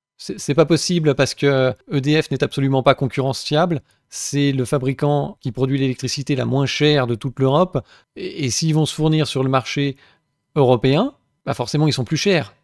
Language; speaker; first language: French; native; French